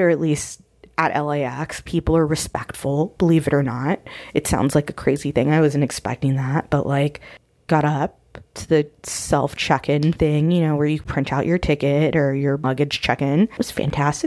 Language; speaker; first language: English; early bilingual, other home language; Spanish